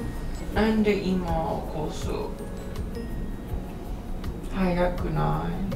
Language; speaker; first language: Japanese; non-native, learner; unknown